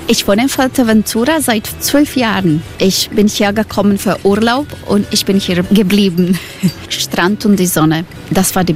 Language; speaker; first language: German; non-native, learner; Croatian